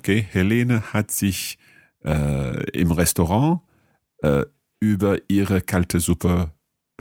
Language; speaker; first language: German; non-native, learner; English